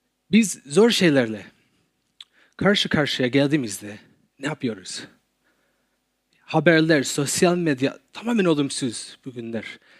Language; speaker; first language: Turkish; non-native, fluent; English